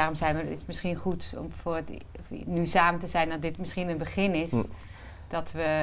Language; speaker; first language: Dutch; native; Dutch